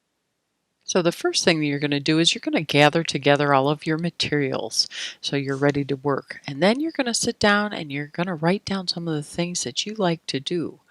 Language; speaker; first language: English; native; English